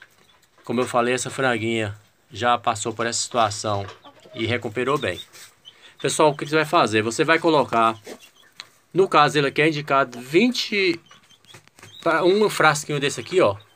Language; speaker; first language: Portuguese; native; Portuguese